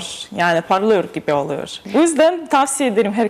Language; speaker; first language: Turkish; non-native, learner; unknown